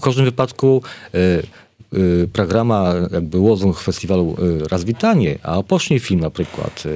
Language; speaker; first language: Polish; non-native, learner; Belarusian